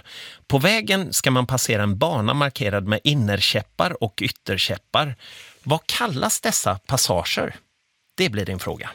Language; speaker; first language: Swedish; native; Swedish